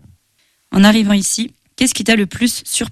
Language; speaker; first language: French; native; French